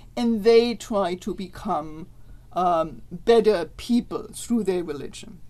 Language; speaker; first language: English; non-native, fluent; German